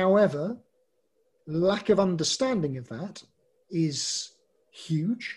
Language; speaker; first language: English; native; English